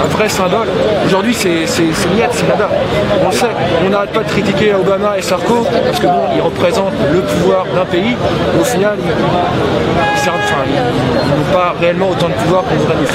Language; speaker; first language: French; native; French